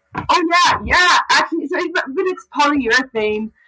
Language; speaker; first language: German; non-native, learner; English